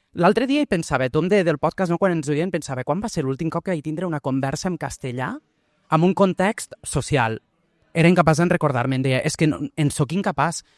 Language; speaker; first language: Catalan; early bilingual, other home language; Portuguese